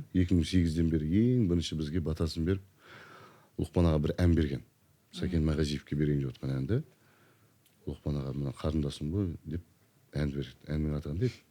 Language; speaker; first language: Kazakh; native; Kazakh